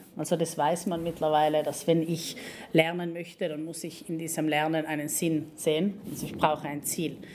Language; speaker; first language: German; native; German